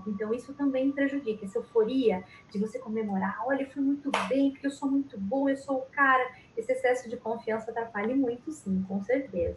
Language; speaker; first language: Portuguese; native; Portuguese